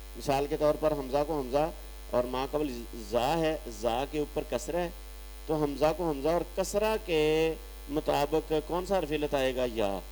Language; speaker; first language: Urdu; non-native, local second language; Punjabi